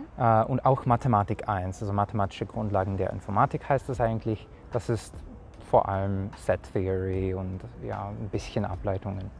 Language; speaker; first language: German; non-native, fluent; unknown